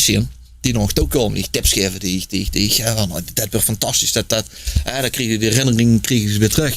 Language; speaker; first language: Dutch; native; Dutch